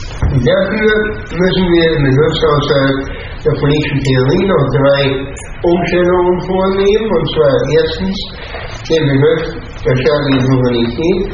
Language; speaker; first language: German; native; German